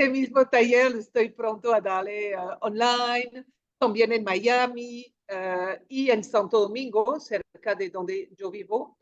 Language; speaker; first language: Spanish; non-native, fluent; French